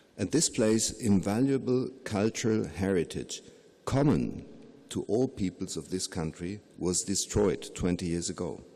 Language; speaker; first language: English; non-native, fluent; German